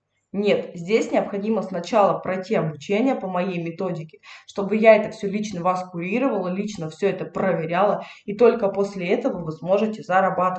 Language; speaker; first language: Russian; native; Russian